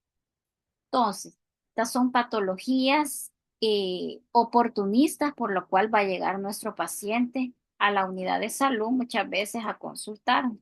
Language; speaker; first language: Spanish; native; Spanish